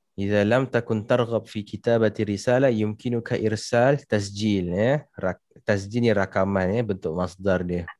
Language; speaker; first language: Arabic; non-native, fluent; Malay